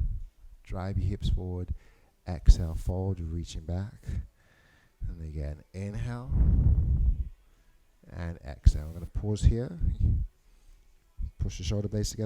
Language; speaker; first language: English; native; English